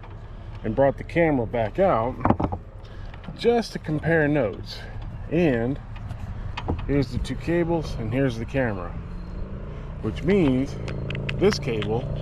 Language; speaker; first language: English; native; English